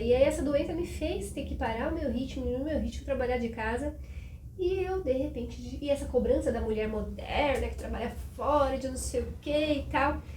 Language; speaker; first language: Portuguese; native; Portuguese